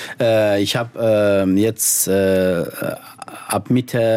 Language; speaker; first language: German; non-native, fluent; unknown